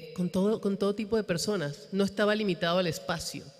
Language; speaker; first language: Spanish; native; Spanish